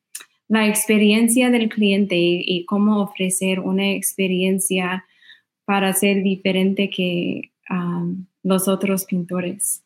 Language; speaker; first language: Spanish; non-native, fluent; English